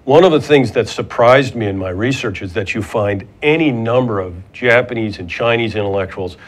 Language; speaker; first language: English; native; English